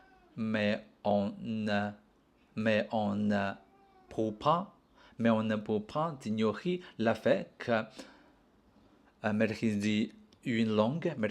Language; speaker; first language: French; non-native, learner; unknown